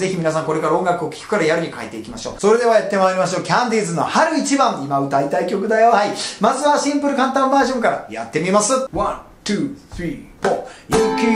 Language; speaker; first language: Japanese; native; Japanese